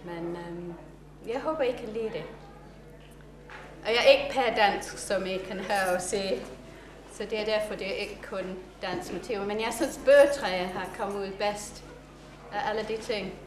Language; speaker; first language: Danish; non-native, fluent; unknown